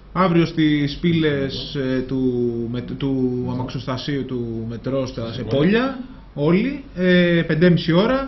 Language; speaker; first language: Greek; native; Greek